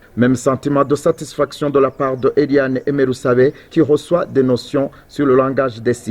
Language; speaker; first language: French; non-native, local second language; Rundi